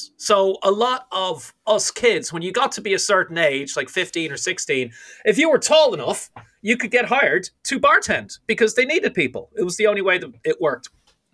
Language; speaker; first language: English; native; English